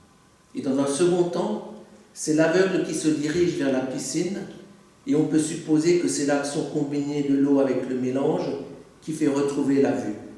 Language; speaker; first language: French; native; French